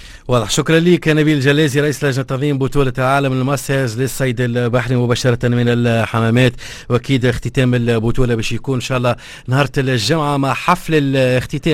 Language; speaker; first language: Arabic; native; Arabic